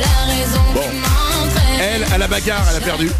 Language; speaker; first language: French; native; French